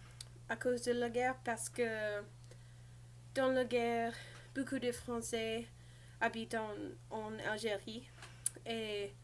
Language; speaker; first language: French; non-native, learner; English